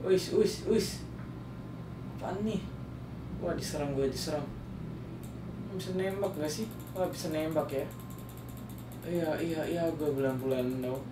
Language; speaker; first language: Indonesian; native; Indonesian